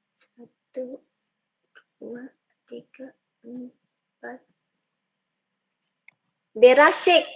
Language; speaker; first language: English; non-native, learner; Indonesian